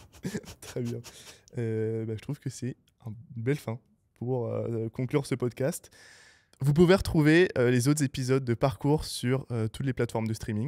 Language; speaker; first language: French; native; French